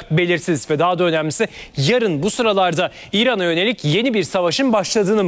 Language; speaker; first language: Turkish; native; Turkish